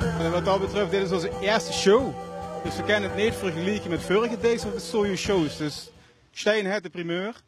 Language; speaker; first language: Dutch; native; Dutch